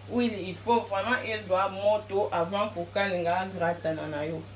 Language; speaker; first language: French; non-native, local second language; Lingala